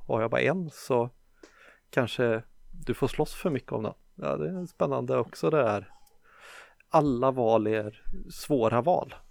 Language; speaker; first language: Swedish; native; Swedish